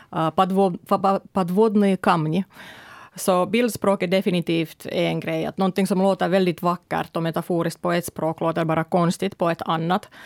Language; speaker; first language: Swedish; early bilingual, other home language; Russian